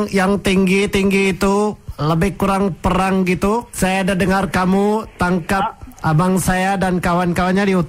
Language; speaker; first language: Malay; non-native, local second language; Tamil